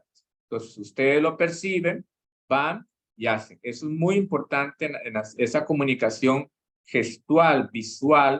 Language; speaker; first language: Spanish; native; Spanish